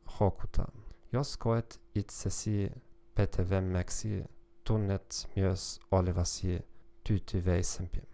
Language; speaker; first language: Finnish; non-native, learner; German